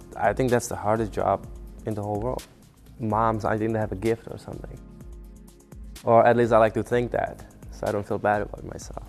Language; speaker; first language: English; non-native, fluent; Czech